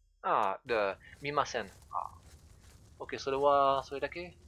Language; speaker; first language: Japanese; non-native, learner; French